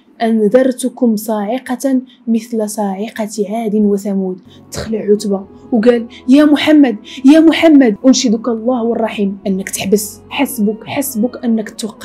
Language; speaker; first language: Arabic; native; Arabic